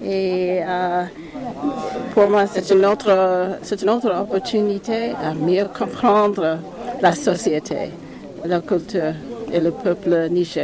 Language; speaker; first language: French; non-native, learner; English